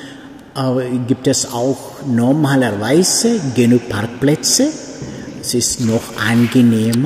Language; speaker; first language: German; non-native, fluent; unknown